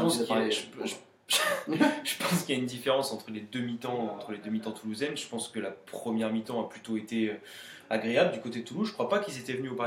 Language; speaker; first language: French; native; French